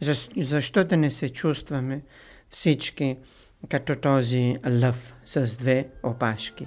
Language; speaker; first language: Bulgarian; non-native, fluent; Italian